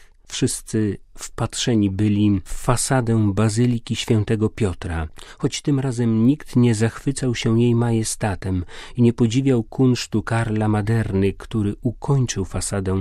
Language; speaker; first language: Polish; native; Polish